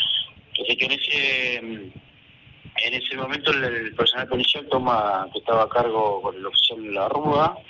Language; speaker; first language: Spanish; native; Spanish